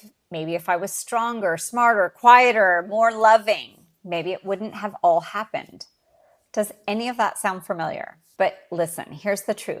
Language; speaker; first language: English; native; English